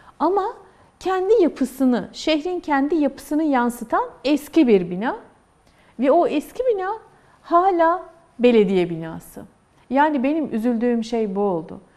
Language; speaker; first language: Turkish; native; Turkish